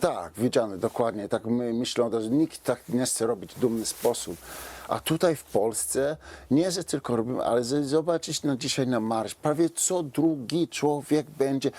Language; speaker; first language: Polish; non-native, fluent; English